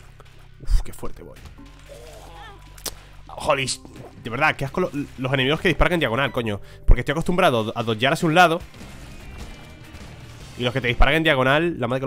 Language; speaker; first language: Spanish; native; Spanish